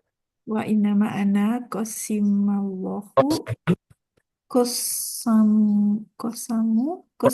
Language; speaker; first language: Arabic; non-native, learner; Indonesian